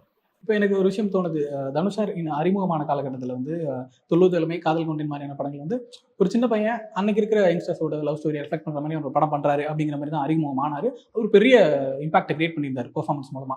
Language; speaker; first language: Tamil; native; Tamil